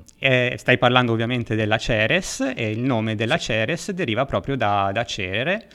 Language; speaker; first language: Italian; native; Italian